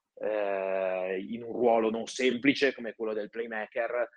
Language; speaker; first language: Italian; native; Italian